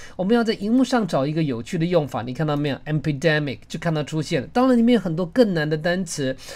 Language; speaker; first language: Chinese; native; Chinese